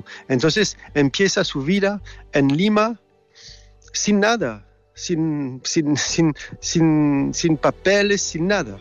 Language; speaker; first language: Spanish; non-native, learner; French